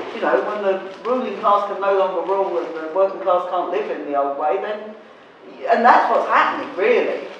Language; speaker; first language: English; native; English